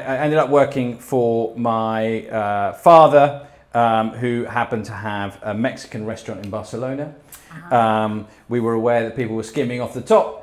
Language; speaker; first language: English; early bilingual, heritage; English